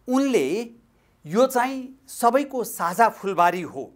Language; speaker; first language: Nepali; native; Nepali